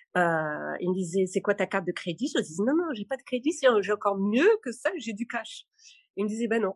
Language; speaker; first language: French; non-native, local second language; Arabic